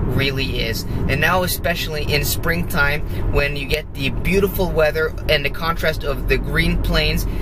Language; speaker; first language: English; non-native, fluent; Norwegian